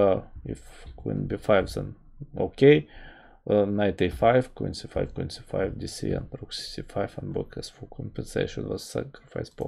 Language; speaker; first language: English; non-native, fluent; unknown